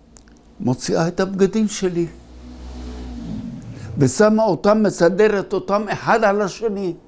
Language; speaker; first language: Hebrew; early bilingual, other home language; Arabic